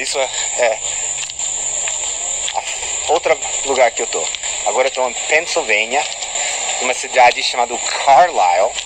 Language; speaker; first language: Portuguese; non-native, fluent; English